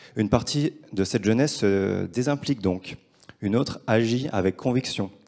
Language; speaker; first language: French; native; French